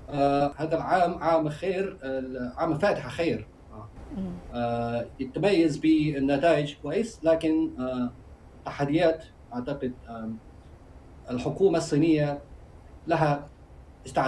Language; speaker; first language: Arabic; non-native, fluent; Chinese